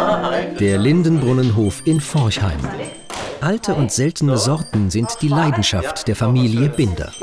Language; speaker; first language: German; native; German